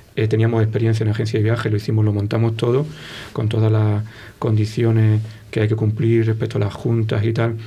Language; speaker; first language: Spanish; native; Spanish